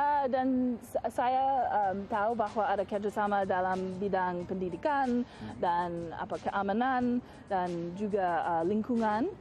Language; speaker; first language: Indonesian; non-native, fluent; English